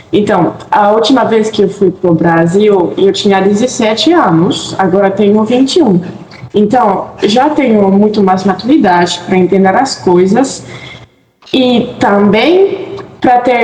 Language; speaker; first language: Portuguese; non-native, fluent; French